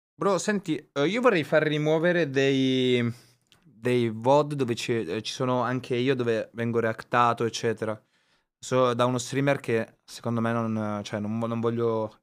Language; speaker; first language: Italian; native; Italian